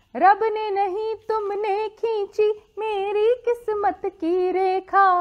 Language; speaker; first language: Hindi; native; Hindi